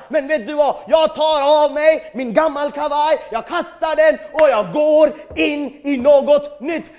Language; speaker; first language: Swedish; non-native, fluent; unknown